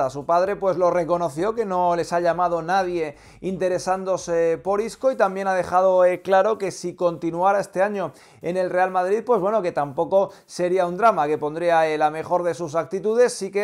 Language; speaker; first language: Spanish; native; Spanish